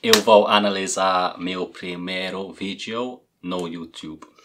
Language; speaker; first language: Portuguese; non-native, learner; English